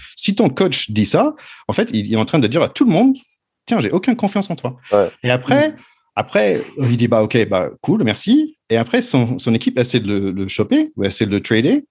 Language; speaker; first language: French; non-native, fluent; English